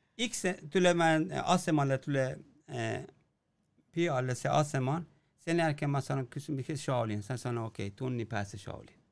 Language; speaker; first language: Finnish; non-native, learner; Persian